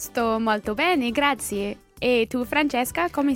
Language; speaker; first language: Italian; non-native, learner; English